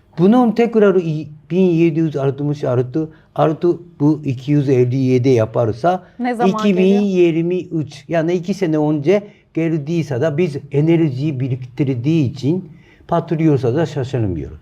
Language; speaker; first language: Turkish; non-native, fluent; Japanese